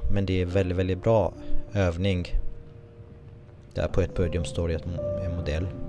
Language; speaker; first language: Swedish; non-native, fluent; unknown